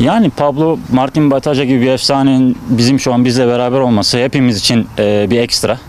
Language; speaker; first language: Turkish; native; Turkish